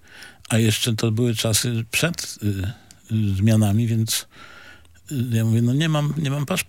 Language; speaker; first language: Polish; native; Polish